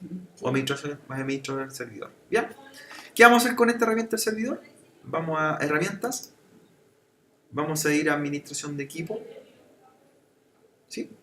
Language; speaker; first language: Spanish; native; Spanish